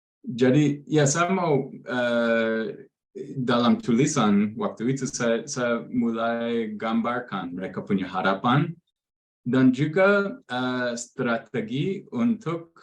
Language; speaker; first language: Indonesian; non-native, fluent; English